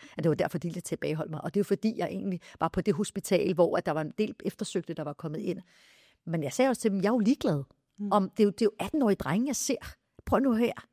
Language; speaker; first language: Danish; early bilingual, other home language; Arabic